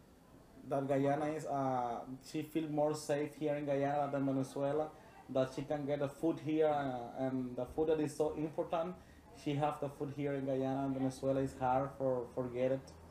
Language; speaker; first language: English; non-native, learner; Spanish